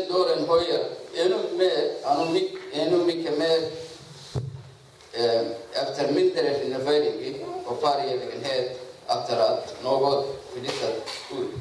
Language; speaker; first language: Swedish; non-native, learner; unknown